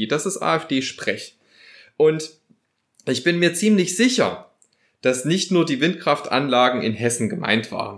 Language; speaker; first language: German; native; German